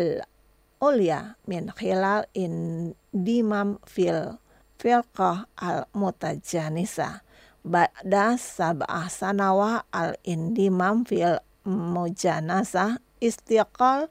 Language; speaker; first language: Arabic; non-native, fluent; Indonesian